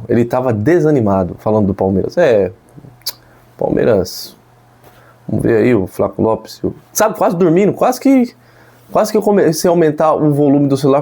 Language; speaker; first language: Portuguese; native; Portuguese